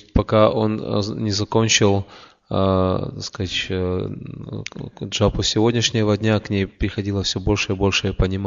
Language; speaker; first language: Russian; native; Russian